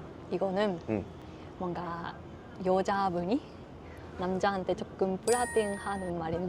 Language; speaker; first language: Korean; non-native, learner; Japanese